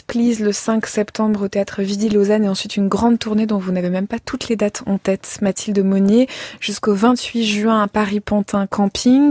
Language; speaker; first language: French; native; French